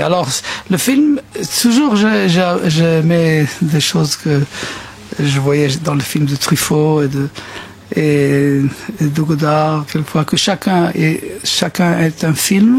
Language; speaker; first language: French; non-native, fluent; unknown